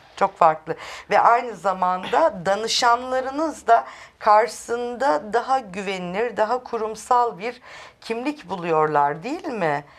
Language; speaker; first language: Turkish; native; Turkish